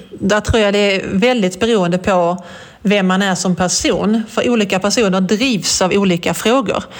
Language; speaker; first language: Swedish; native; Swedish